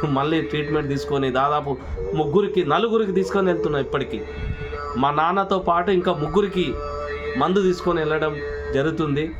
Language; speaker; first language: Telugu; non-native, local second language; Lambadi